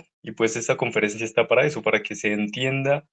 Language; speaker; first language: Spanish; native; Spanish